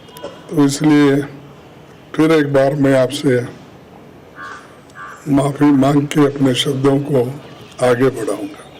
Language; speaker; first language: Hindi; non-native, local second language; Kannada